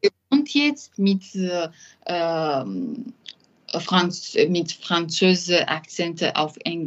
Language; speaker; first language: German; non-native, learner; French